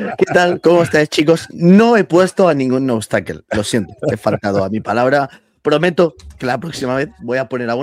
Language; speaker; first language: Spanish; native; Spanish